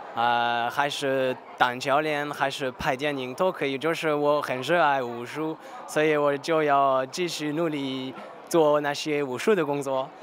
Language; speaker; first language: Chinese; non-native, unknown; French